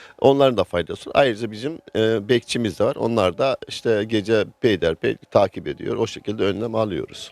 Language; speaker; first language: Turkish; native; Turkish